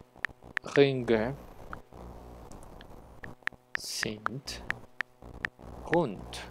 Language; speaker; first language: German; non-native, learner; Spanish